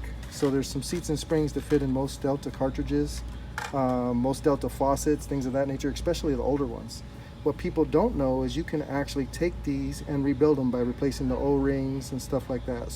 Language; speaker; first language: English; native; English